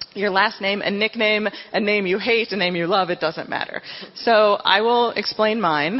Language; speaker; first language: English; native; English